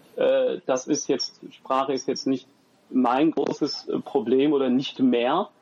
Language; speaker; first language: German; early bilingual, other home language; French